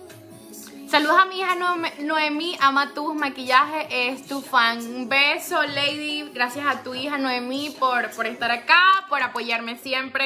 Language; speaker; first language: Spanish; native; Spanish